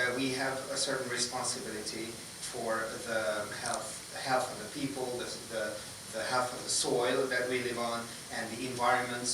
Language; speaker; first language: English; non-native, fluent; Hungarian